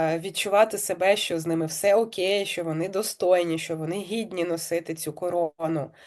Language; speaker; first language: Ukrainian; native; Ukrainian